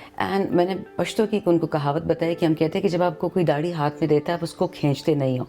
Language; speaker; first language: Urdu; non-native, local second language; Pashto